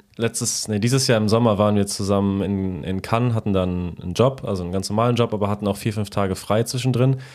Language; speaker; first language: German; early bilingual, other home language; Polish